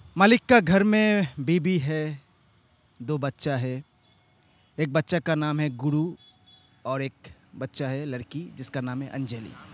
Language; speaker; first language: Hindi; non-native, local second language; Bangla